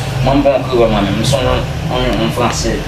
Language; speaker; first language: French; non-native, learner; Haitian Creole